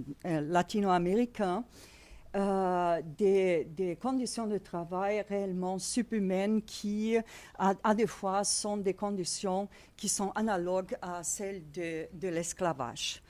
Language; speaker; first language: French; non-native, fluent; Portuguese